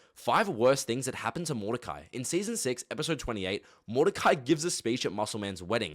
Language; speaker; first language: English; native; English